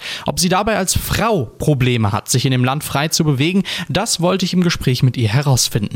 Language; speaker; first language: German; native; German